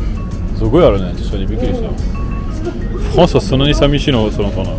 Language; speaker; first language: Japanese; non-native, learner; French